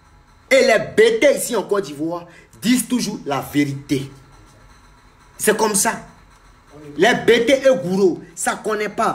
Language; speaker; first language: French; native; French